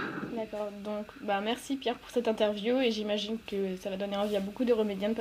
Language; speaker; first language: French; native; French